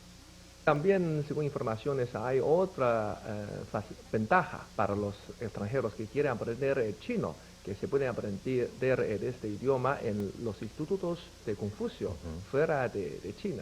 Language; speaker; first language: Spanish; non-native, fluent; Chinese